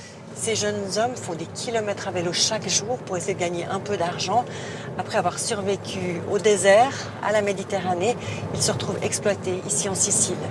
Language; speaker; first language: French; native; French